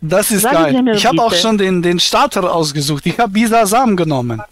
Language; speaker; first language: German; native; German